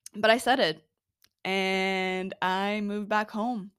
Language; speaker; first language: English; non-native, fluent; Norwegian